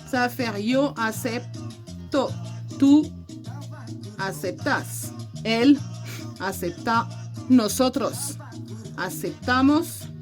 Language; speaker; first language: Spanish; non-native, fluent; French